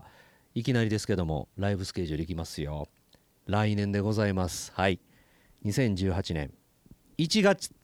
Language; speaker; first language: Japanese; native; Japanese